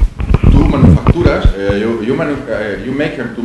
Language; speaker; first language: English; non-native, learner; Spanish